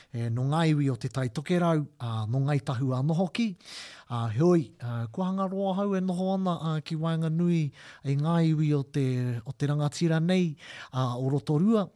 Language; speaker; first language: Māori; non-native, local second language; English